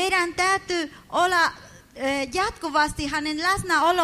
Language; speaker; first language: Finnish; non-native, fluent; Spanish